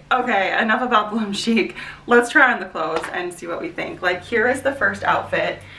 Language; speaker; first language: English; native; English